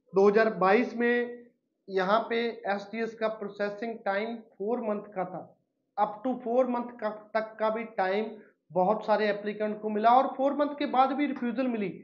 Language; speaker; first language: Hindi; non-native, local second language; Punjabi